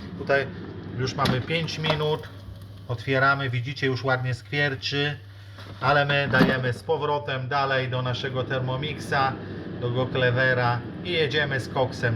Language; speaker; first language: Polish; native; Polish